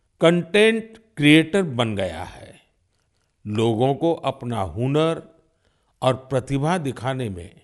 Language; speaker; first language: Hindi; non-native, local second language; Gujarati